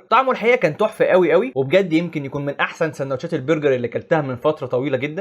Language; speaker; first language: Arabic; native; Arabic